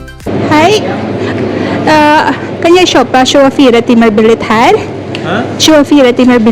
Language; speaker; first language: Swedish; non-native, learner; Filipino